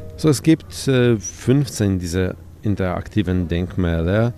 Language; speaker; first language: German; non-native, fluent; Polish